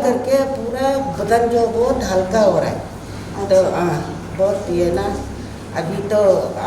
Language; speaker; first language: Hindi; non-native, local second language; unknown